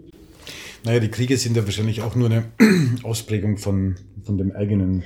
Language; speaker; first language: German; native; German